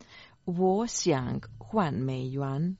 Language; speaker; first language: Chinese; non-native, learner; Croatian